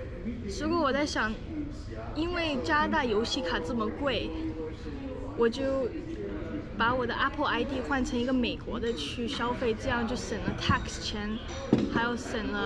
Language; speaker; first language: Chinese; early bilingual, other home language; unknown